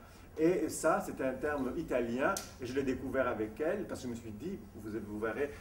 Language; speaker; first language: French; non-native, fluent; Italian